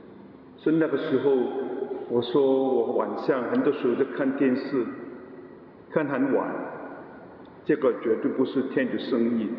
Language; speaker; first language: Chinese; non-native, local second language; Cantonese